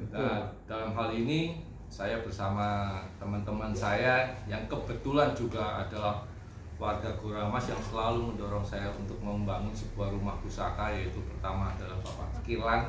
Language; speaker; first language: Indonesian; native; Indonesian